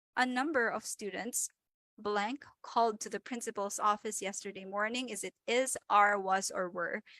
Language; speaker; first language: English; non-native, local second language; Filipino